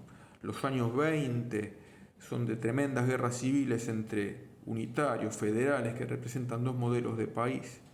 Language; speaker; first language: Spanish; native; Spanish